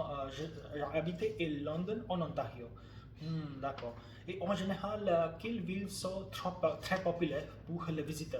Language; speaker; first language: French; non-native, learner; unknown